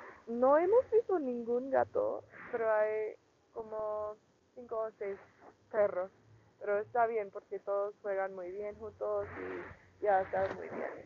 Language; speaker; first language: Spanish; non-native, learner; English